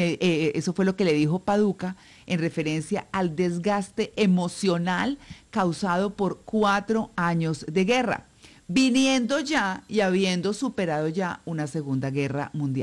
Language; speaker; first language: Spanish; native; Spanish